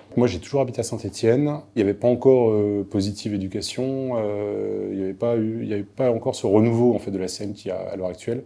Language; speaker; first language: French; native; French